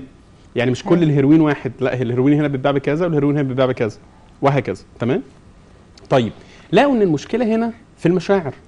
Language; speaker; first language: Arabic; native; Arabic